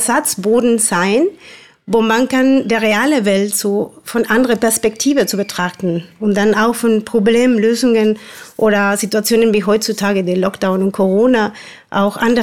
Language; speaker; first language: German; non-native, fluent; Spanish